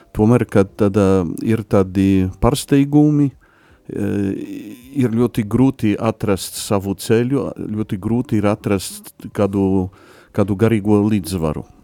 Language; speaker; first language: Latvian; non-native, fluent; Polish